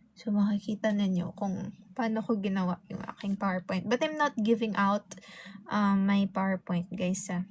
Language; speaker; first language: Filipino; non-native, local second language; Hiligaynon